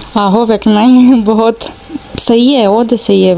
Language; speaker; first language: Punjabi; non-native, learner; Greek